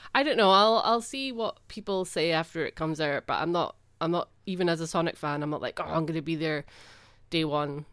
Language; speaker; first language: English; native; English